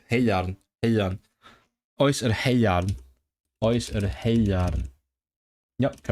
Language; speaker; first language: Welsh; non-native, learner; Cantonese